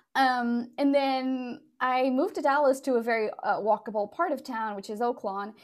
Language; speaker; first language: English; non-native, fluent; Portuguese